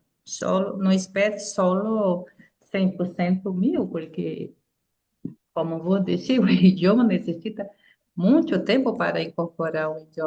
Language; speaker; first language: Portuguese; non-native, fluent; Spanish